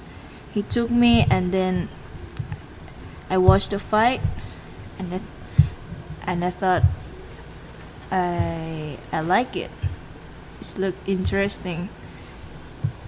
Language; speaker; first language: English; non-native, learner; Thai